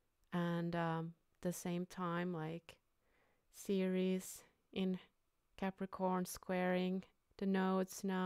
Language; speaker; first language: English; non-native, fluent; Finnish